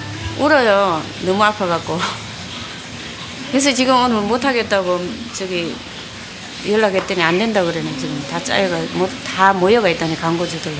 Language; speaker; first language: Korean; native; Korean